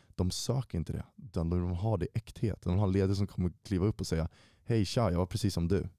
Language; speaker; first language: Swedish; native; Swedish